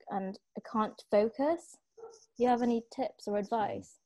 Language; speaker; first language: English; non-native, fluent; Portuguese